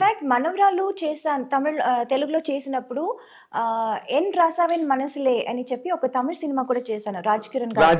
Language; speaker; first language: Telugu; non-native, local second language; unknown